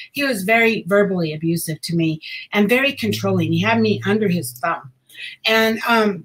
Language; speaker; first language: English; native; English